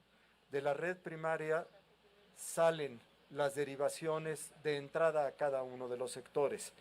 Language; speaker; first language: Spanish; native; Spanish